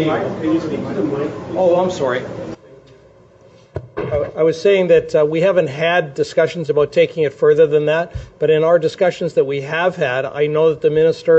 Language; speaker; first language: English; native; English